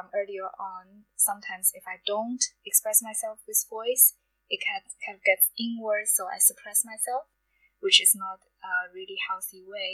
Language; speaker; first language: English; non-native, fluent; Chinese